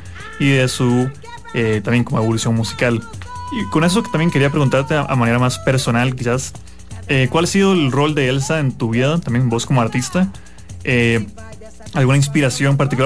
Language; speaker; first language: Spanish; native; Spanish